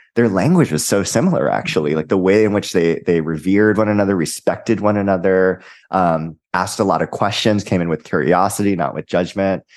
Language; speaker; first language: English; native; English